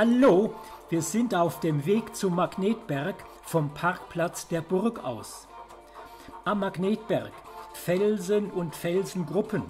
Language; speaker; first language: German; native; German